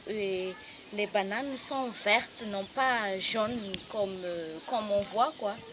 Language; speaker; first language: French; non-native, local second language; Malagasy